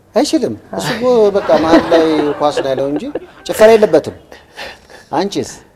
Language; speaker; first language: Amharic; native; Amharic